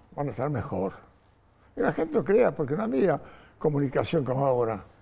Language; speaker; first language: Spanish; non-native, fluent; Polish